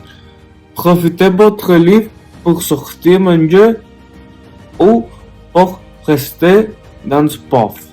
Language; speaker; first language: French; non-native, learner; Spanish